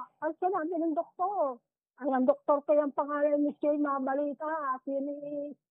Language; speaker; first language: Filipino; native; Filipino